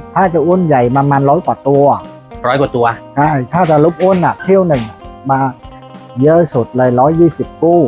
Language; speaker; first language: Thai; non-native, learner; Vietnamese